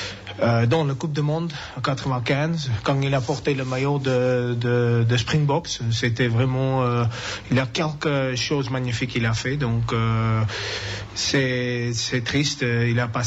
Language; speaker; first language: French; non-native, learner; English